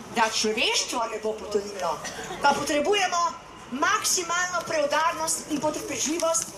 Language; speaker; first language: Slovenian; native; Slovenian